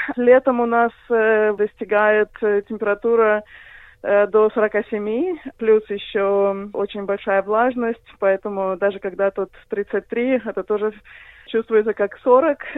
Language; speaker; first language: Russian; early bilingual, heritage; Russian